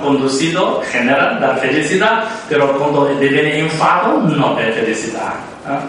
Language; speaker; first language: Spanish; non-native, learner; Tibetan